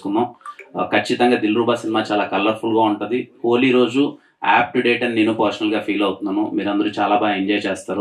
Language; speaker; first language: Telugu; native; Telugu